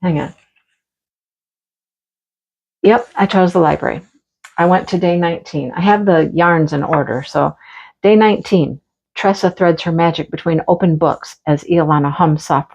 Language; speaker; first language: English; native; English